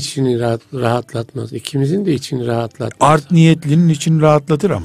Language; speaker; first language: Turkish; native; Turkish